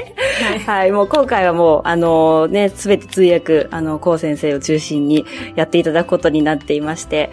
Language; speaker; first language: Japanese; native; Japanese